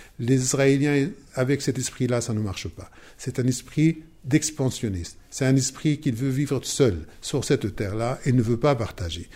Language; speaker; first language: French; non-native, fluent; Arabic